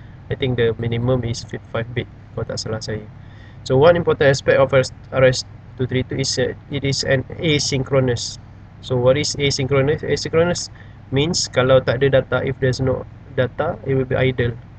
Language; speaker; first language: English; non-native, local second language; Malay